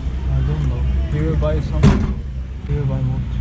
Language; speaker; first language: English; non-native, learner; Turkish